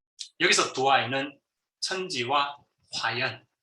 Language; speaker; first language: Korean; native; Korean